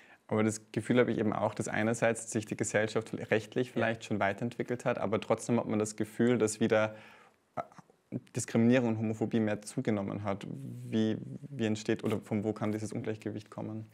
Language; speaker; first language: German; native; German